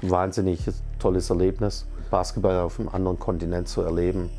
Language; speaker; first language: German; native; German